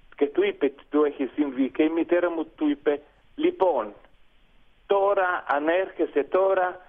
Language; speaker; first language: Greek; non-native, fluent; Italian